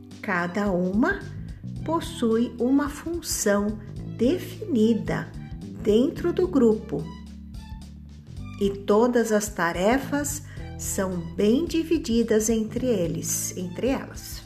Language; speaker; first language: Portuguese; native; Portuguese